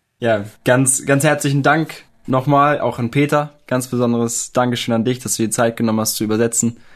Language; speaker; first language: German; native; German